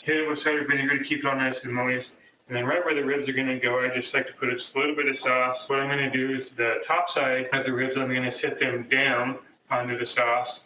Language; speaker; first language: English; native; English